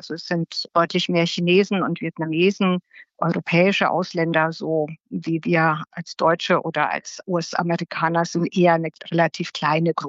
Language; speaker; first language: German; native; German